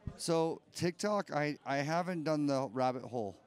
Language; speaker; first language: English; native; English